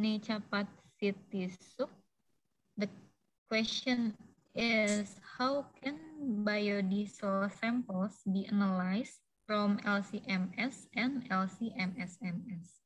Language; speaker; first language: English; non-native, fluent; Indonesian